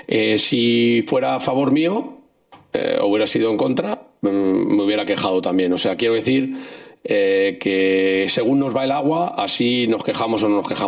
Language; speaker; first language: Spanish; native; Spanish